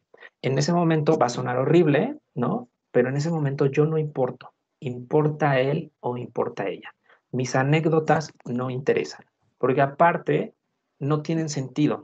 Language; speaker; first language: Spanish; native; Spanish